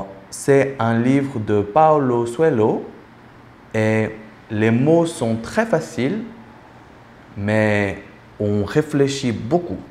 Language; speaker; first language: French; non-native, learner; Korean